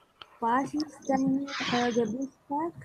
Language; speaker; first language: German; non-native, learner; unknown